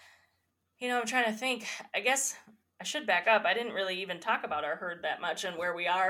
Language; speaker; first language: English; native; English